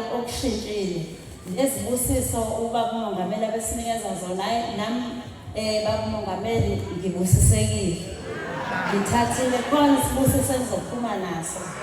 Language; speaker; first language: Zulu; native; Zulu